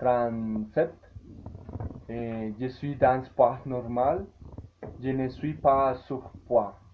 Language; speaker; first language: French; non-native, learner; Spanish